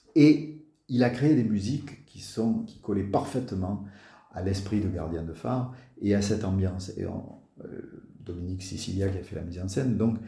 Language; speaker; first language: French; native; French